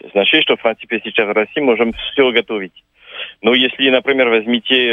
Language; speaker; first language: Russian; non-native, fluent; French